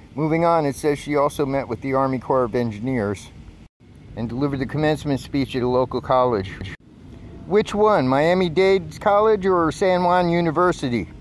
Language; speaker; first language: English; native; English